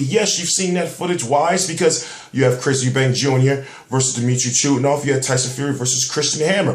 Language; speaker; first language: English; native; English